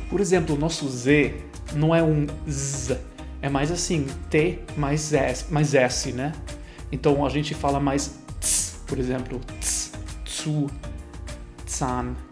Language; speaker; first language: Portuguese; non-native, fluent; German